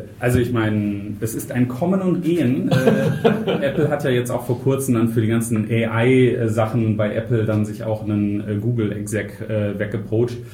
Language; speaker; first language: German; native; German